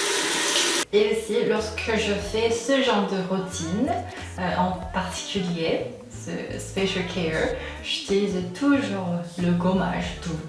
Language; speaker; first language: French; non-native, fluent; Korean